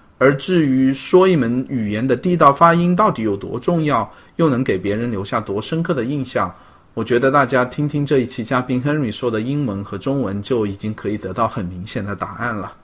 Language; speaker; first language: Chinese; native; Chinese